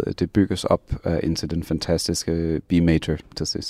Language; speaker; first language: Danish; non-native, fluent; English